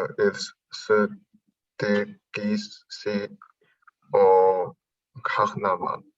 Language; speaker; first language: French; non-native, learner; Chinese